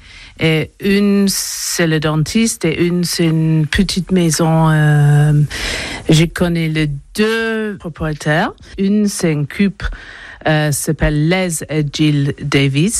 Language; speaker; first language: French; non-native, learner; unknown